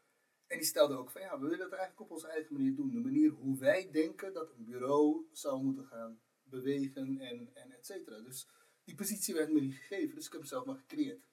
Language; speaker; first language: Dutch; native; Dutch